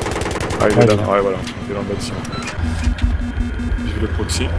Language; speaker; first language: French; native; French